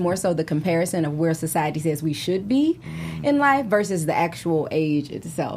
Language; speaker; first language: English; native; English